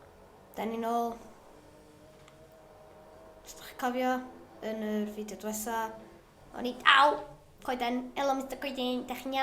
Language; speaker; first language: Welsh; non-native, local second language; English